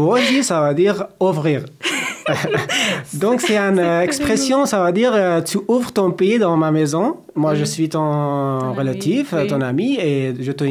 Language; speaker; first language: French; non-native, learner; Persian